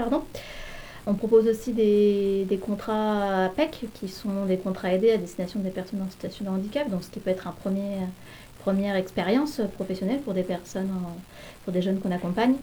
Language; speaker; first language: French; native; French